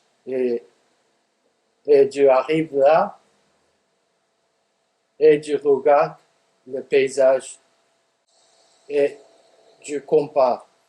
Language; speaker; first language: French; non-native, fluent; Japanese